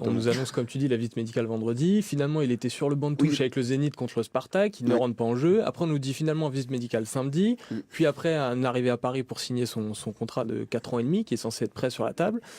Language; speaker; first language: French; native; French